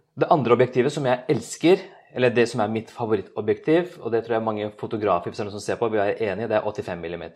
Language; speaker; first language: Norwegian; early bilingual, other home language; Urdu